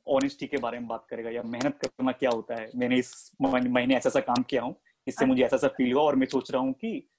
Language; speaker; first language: Hindi; native; Hindi